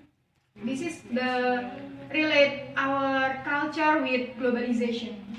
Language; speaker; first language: English; non-native, learner; Javanese